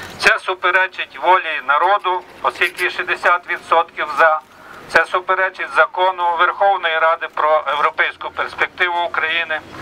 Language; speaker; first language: Ukrainian; native; Ukrainian